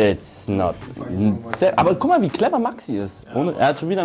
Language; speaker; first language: German; native; German